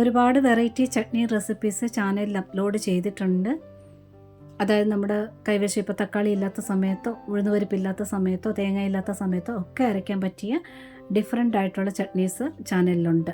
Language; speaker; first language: Malayalam; native; Malayalam